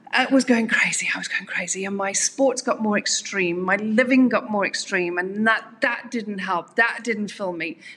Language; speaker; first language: English; native; English